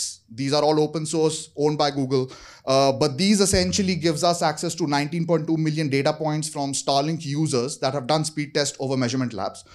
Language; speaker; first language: English; non-native, fluent; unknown